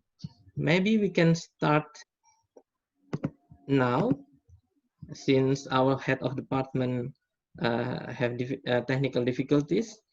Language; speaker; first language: English; non-native, fluent; Indonesian